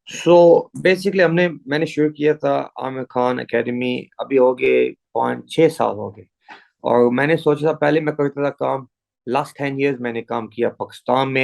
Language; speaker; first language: Hindi; early bilingual, heritage; English